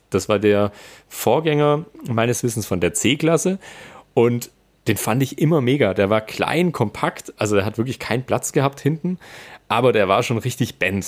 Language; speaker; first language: German; native; German